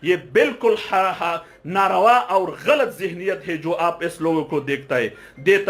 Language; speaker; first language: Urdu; non-native, fluent; Pashto